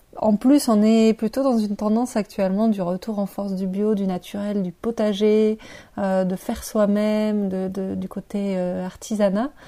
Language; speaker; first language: French; native; French